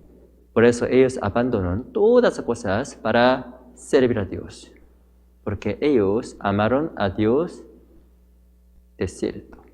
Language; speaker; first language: Spanish; non-native, fluent; Korean